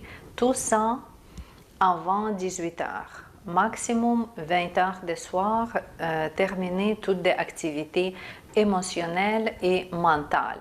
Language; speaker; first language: French; non-native, fluent; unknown